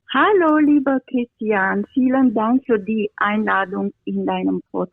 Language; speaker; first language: German; non-native, fluent; Romanian